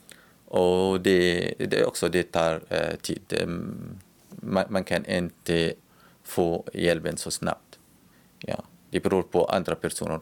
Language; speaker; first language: Swedish; non-native, learner; Arabic